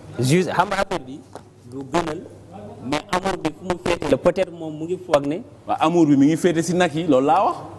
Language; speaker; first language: Wolof; native; Wolof